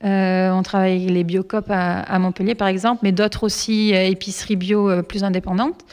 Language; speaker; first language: French; native; French